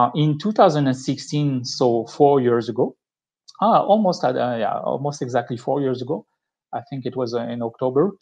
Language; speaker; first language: English; non-native, fluent; French